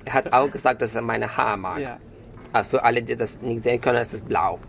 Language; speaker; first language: German; non-native, fluent; Ukrainian